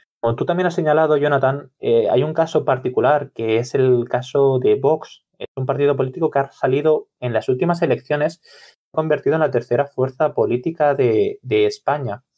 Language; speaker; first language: Spanish; non-native, local second language; Catalan